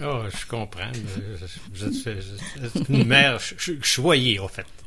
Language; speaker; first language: French; native; French